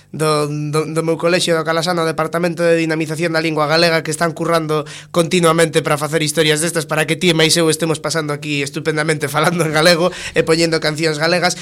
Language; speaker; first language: Galician; non-native, local second language; Spanish